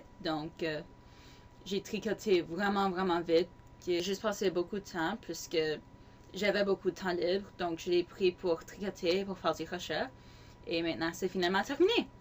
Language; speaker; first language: French; non-native, local second language; English